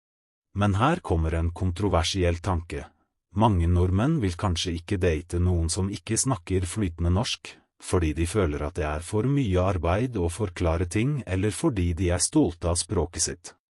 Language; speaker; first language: Norwegian; non-native, fluent; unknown